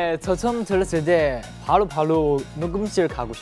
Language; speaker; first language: Korean; non-native, learner; Chinese